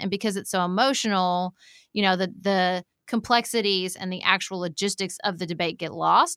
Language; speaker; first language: English; native; English